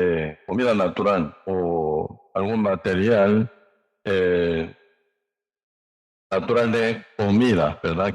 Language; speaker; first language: Spanish; non-native, learner; Korean